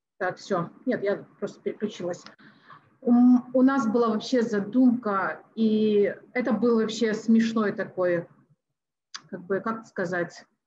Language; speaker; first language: Russian; non-native, local second language; Tajik